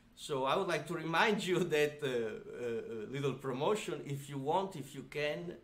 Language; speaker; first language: English; non-native, fluent; Italian